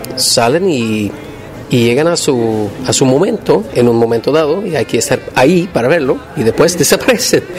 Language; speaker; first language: Spanish; non-native, fluent; Swedish